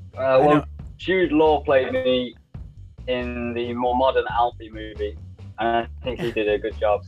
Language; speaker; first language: English; native; English